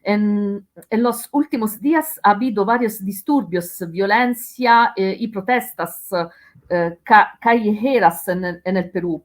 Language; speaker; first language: Spanish; non-native, learner; Italian